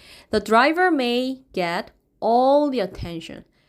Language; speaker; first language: English; non-native, fluent; Korean